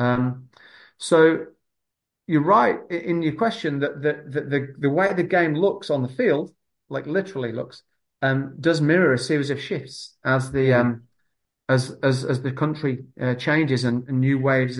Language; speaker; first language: English; native; English